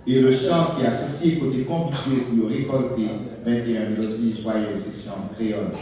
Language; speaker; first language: French; non-native, local second language; Haitian Creole